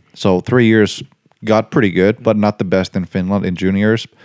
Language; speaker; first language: English; non-native, fluent; Finnish